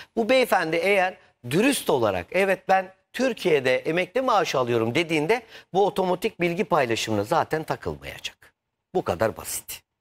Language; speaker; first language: Turkish; native; Turkish